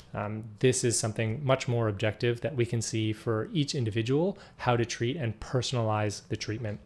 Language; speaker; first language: English; native; English